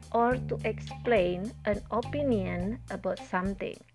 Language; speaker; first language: English; non-native, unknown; Indonesian